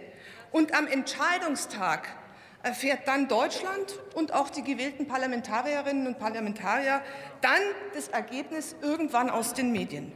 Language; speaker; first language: German; native; German